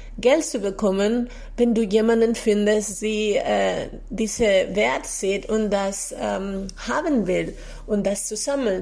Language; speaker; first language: German; non-native, fluent; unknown